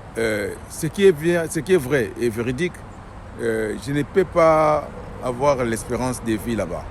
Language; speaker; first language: French; non-native, local second language; Lingala